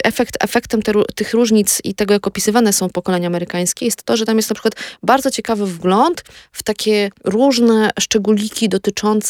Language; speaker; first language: Polish; native; Polish